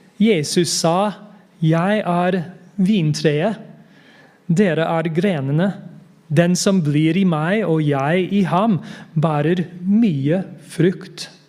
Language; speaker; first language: Norwegian; non-native, fluent; English